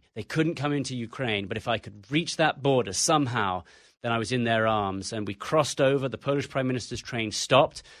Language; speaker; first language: English; native; English